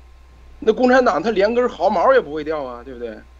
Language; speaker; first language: Chinese; native; Chinese